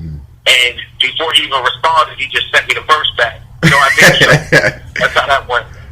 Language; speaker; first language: English; native; English